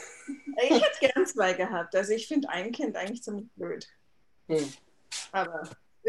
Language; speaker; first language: German; native; German